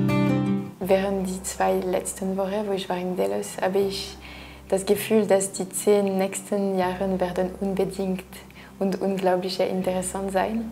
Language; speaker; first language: German; non-native, local second language; French